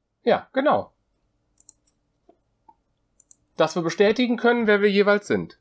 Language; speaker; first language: German; native; German